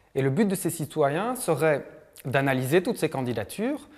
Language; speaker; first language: French; native; French